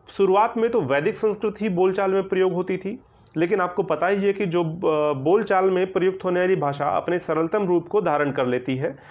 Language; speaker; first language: Hindi; native; Hindi